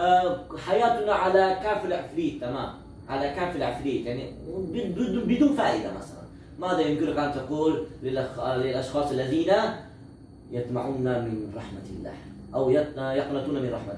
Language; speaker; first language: Arabic; non-native, learner; Uzbek